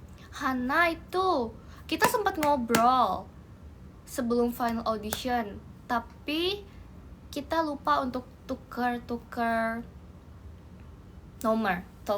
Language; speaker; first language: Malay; non-native, learner; Indonesian